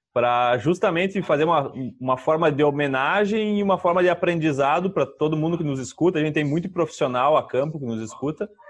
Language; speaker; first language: Portuguese; native; Portuguese